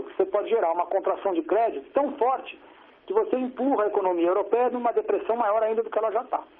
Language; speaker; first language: Portuguese; native; Portuguese